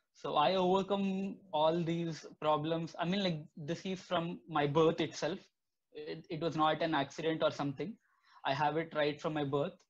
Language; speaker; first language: English; non-native, local second language; Telugu